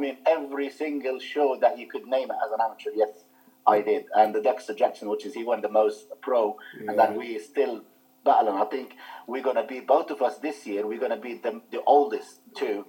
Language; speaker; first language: English; non-native, fluent; Arabic